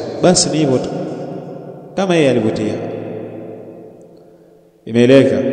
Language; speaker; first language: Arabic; non-native, fluent; Swahili